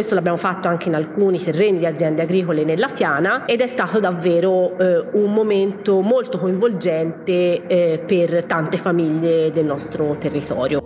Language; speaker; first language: Italian; native; Italian